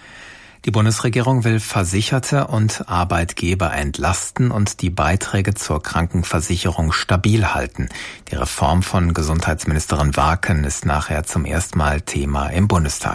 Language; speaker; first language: German; native; German